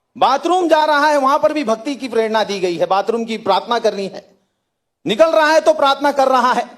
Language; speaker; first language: Hindi; native; Hindi